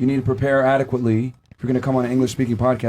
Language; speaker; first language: English; native; English